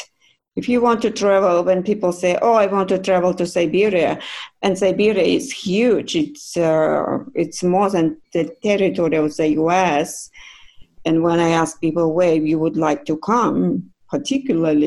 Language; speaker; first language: English; non-native, fluent; Russian